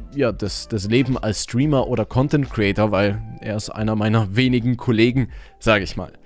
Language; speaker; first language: German; native; German